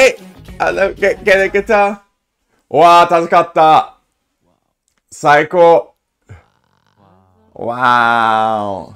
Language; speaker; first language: Japanese; non-native, learner; English